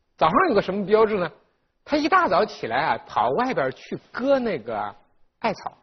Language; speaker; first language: Chinese; native; Chinese